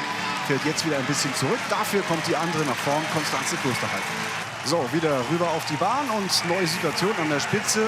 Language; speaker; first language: German; native; German